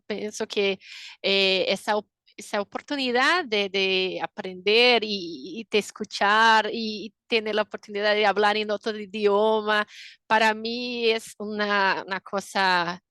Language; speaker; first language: Spanish; non-native, fluent; Portuguese